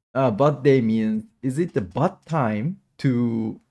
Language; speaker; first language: English; non-native, learner; Japanese